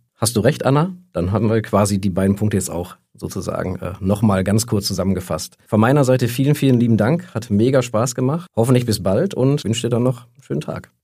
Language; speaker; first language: German; native; German